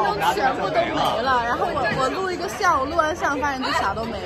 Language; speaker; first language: Chinese; native; Chinese